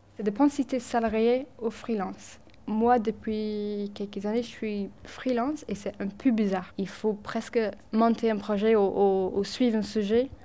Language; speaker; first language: French; non-native, fluent; English